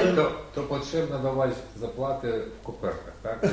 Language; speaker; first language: Polish; non-native, learner; Russian